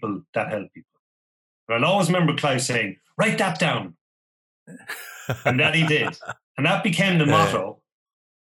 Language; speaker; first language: English; native; English